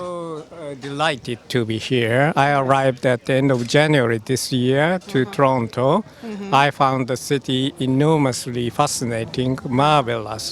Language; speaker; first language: English; non-native, fluent; Japanese